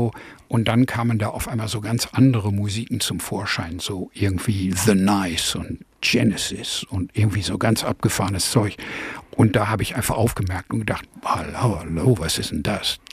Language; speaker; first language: German; native; German